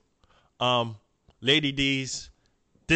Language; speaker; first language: English; non-native, fluent; French